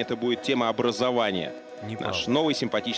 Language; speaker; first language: Russian; native; Russian